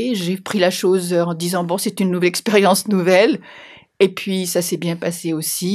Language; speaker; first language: French; native; French